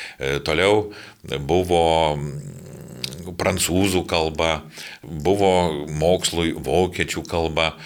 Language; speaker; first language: Lithuanian; native; Lithuanian